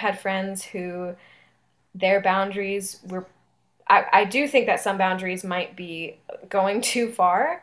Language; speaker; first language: English; native; English